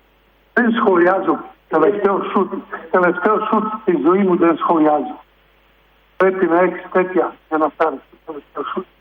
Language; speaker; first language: Greek; non-native, fluent; Serbian